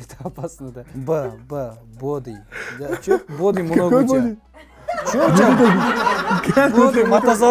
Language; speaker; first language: Russian; non-native, learner; Kazakh